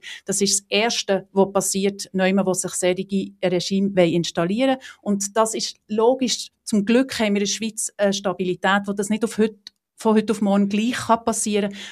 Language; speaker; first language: German; native; German